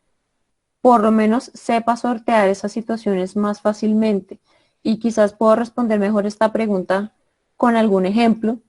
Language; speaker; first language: Spanish; native; Spanish